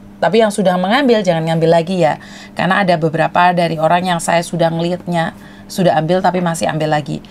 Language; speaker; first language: Indonesian; non-native, local second language; Madurese